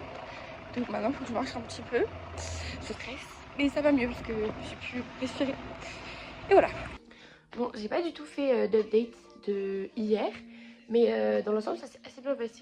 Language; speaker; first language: French; native; French